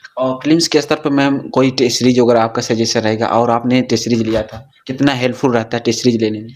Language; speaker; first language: Hindi; native; Hindi